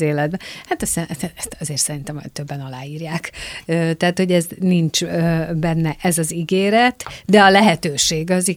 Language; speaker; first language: Hungarian; native; Hungarian